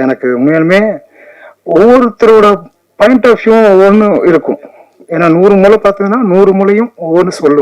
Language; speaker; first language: Tamil; native; Tamil